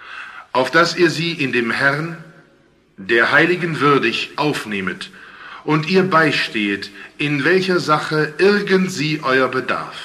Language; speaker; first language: German; native; German